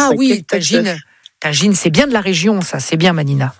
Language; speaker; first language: French; native; French